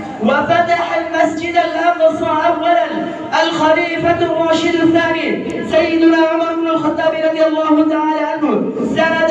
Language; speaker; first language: Arabic; non-native, learner; Bangla